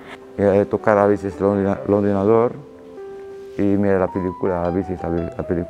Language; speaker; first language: Spanish; non-native, learner; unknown